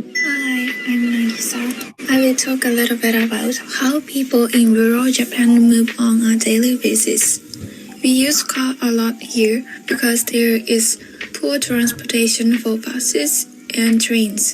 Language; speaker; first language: English; non-native, learner; Japanese